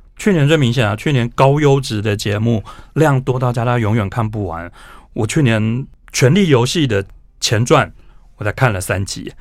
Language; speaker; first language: Chinese; native; Chinese